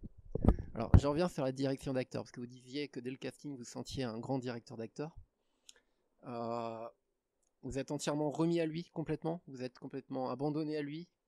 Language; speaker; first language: French; native; French